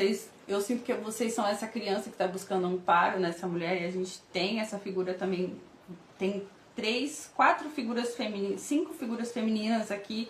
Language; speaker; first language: Portuguese; native; Portuguese